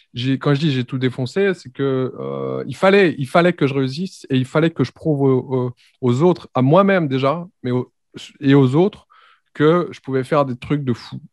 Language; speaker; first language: French; native; French